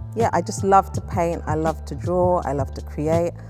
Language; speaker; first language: English; native; English